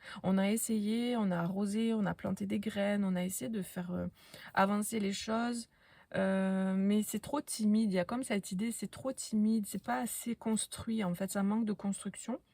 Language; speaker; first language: French; native; French